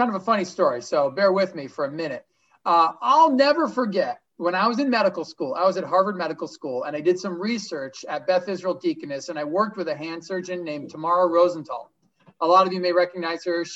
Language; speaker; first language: English; native; English